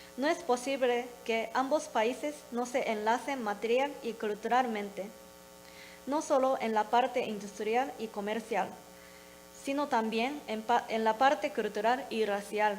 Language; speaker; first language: Spanish; non-native, learner; Japanese